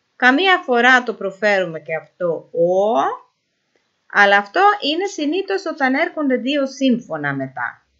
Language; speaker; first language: Greek; non-native, fluent; Norwegian